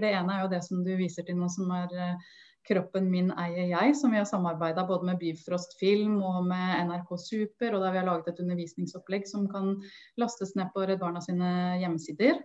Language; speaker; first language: Norwegian; native; Norwegian